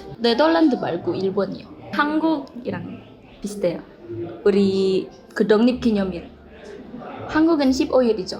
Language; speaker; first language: Korean; non-native, fluent; Indonesian